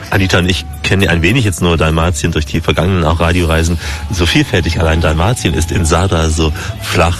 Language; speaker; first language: German; native; German